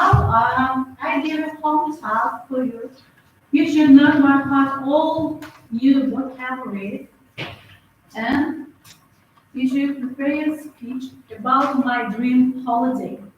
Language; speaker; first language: English; non-native, fluent; Uzbek